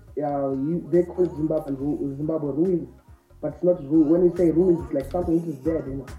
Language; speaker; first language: English; non-native, local second language; Shona